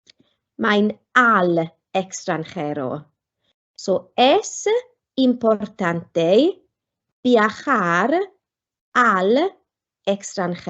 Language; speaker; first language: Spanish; non-native, fluent; Welsh